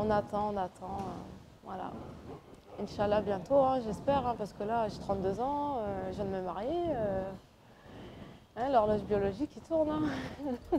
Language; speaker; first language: French; early bilingual, other home language; Arabic